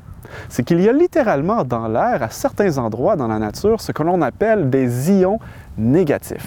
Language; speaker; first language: French; native; French